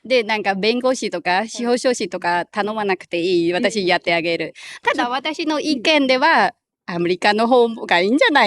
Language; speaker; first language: Japanese; non-native, learner; Khmer